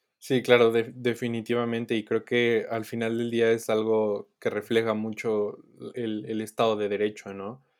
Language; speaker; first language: Spanish; native; Spanish